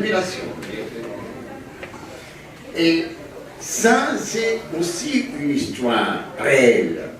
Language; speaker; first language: French; non-native, fluent; Greek